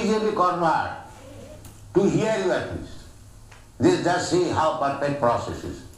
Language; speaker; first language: English; non-native, local second language; Bangla